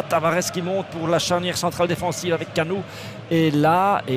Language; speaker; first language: French; native; French